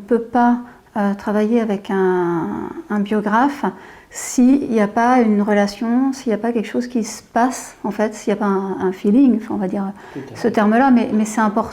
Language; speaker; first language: French; native; French